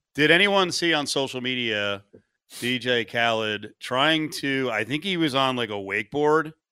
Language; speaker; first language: English; native; English